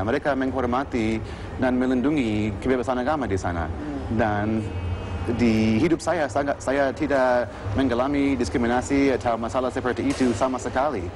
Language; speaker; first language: Indonesian; non-native, fluent; English